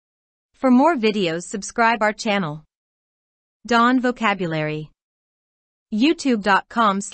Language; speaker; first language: English; non-native, local second language; Urdu